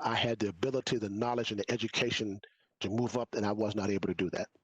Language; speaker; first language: English; native; English